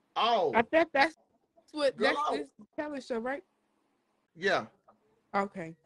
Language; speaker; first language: English; native; English